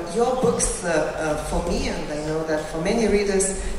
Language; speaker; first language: English; non-native, fluent; Lithuanian